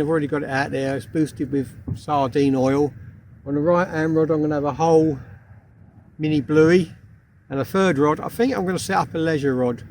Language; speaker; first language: English; native; English